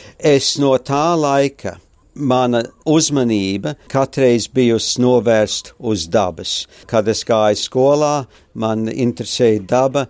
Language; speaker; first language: Latvian; early bilingual, heritage; Latvian